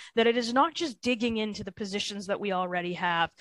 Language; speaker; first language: English; native; English